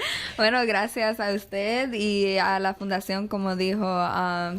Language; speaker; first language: Spanish; early bilingual, heritage; Spanish